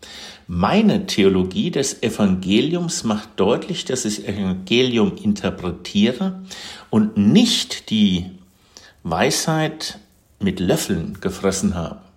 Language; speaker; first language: German; native; German